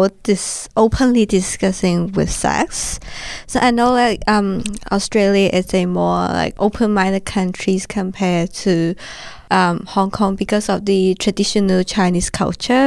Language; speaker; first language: English; non-native, local second language; Cantonese